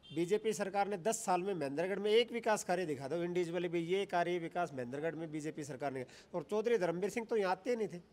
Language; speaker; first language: Hindi; native; Hindi